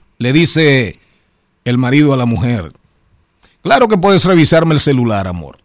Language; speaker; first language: Spanish; native; Spanish